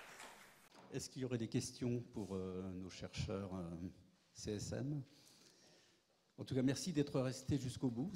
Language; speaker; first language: French; native; French